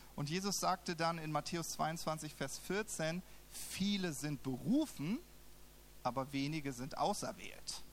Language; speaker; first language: German; native; German